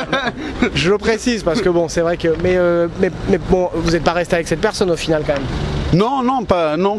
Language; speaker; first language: French; native; French